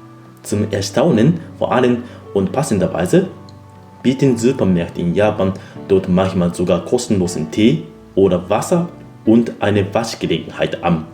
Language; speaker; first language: German; non-native, fluent; Japanese